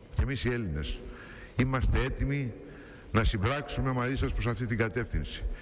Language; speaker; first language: Greek; native; Greek